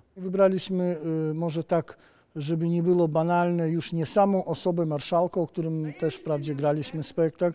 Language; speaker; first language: Polish; native; Polish